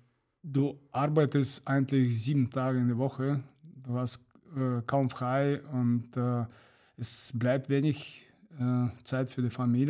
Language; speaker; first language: German; non-native, fluent; Russian